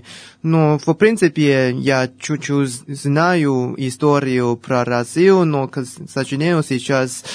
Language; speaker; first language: Russian; non-native, fluent; Chinese